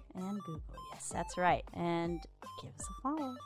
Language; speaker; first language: English; native; English